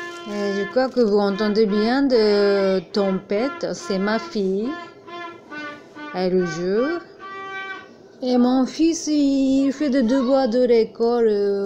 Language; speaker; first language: French; non-native, learner; Japanese